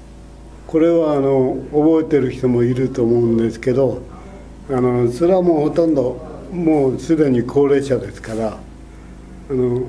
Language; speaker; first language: Japanese; native; Japanese